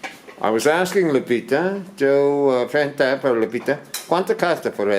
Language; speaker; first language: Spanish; non-native, learner; English